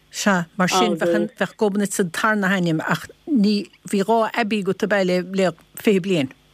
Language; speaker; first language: Irish; native; Irish